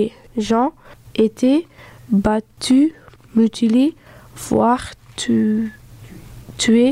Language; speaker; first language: French; early bilingual, other home language; Dutch